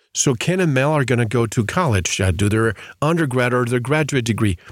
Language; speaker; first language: English; native; English